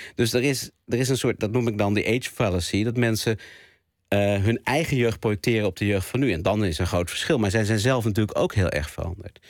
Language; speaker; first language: Dutch; native; Dutch